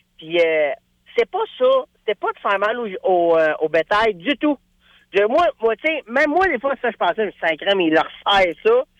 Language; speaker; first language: French; native; French